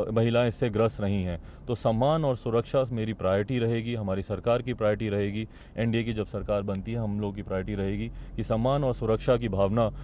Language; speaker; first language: Hindi; native; Hindi